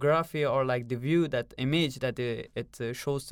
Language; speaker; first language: English; non-native, learner; Persian